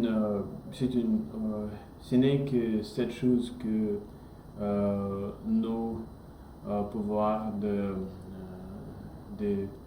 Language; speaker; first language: French; non-native, learner; English